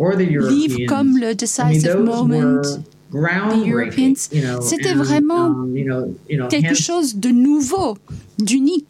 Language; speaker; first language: French; non-native, learner; English